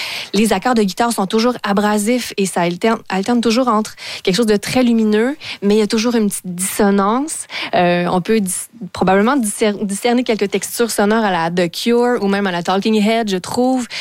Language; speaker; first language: French; native; French